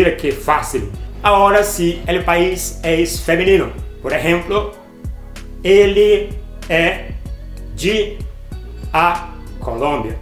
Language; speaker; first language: Spanish; non-native, fluent; Portuguese